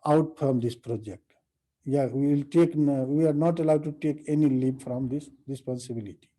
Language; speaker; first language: English; non-native, local second language; Nepali